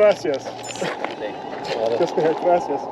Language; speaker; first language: Spanish; non-native, learner; English